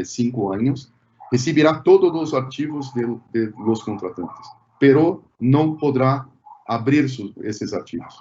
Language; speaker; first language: Spanish; non-native, fluent; Portuguese